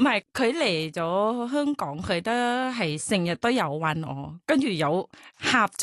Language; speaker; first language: Cantonese; non-native, learner; Thai